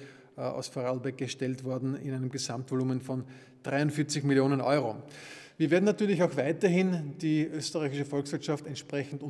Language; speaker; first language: German; native; German